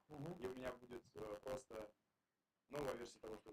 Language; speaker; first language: Russian; native; Russian